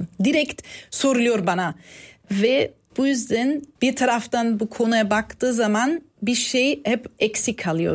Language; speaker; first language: Turkish; non-native, fluent; German